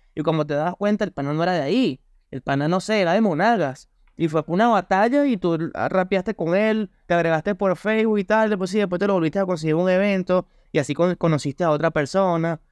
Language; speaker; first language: Spanish; native; Spanish